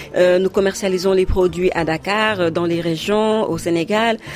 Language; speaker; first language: French; non-native, local second language; Wolof